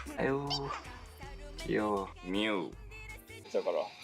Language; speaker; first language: Korean; non-native, fluent; Japanese